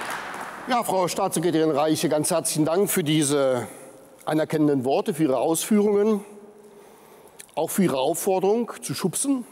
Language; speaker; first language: German; native; German